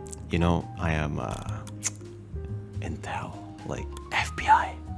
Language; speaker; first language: English; non-native, fluent; Indonesian